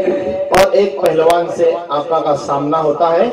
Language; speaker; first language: Urdu; native; Urdu